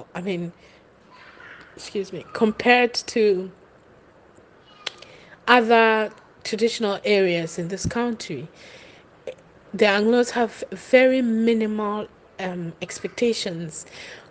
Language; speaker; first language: English; non-native, local second language; Ewe